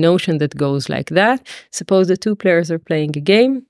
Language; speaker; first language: English; non-native, fluent; Hebrew